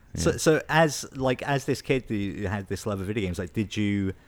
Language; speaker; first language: English; native; English